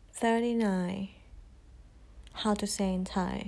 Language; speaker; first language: English; non-native, fluent; Thai